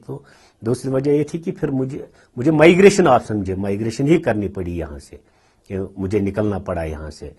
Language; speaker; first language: Urdu; non-native, local second language; Kashmiri